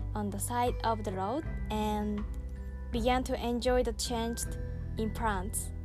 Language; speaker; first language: English; non-native, learner; Japanese